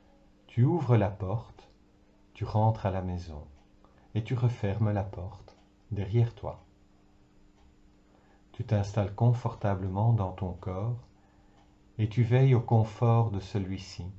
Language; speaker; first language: French; native; French